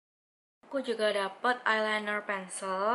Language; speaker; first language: Indonesian; native; Indonesian